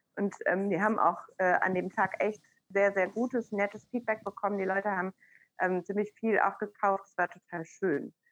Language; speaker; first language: German; early bilingual, other home language; Persian